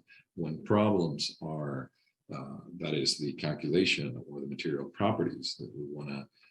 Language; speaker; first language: English; non-native, fluent; Spanish